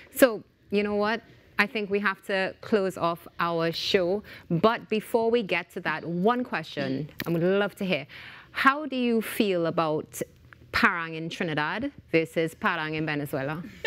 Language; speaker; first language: English; native; English